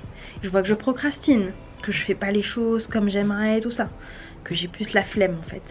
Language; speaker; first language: French; native; French